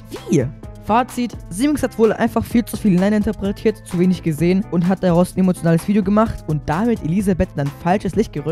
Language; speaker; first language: German; native; German